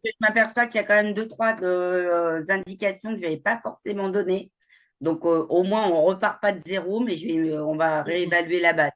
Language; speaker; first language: French; native; French